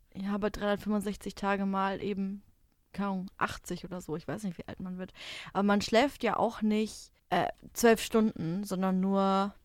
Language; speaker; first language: German; native; German